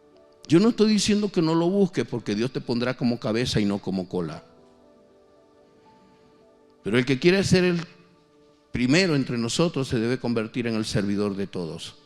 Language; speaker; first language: Spanish; native; Spanish